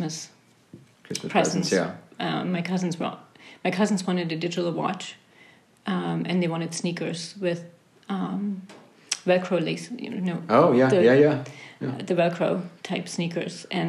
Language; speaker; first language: English; non-native, fluent; German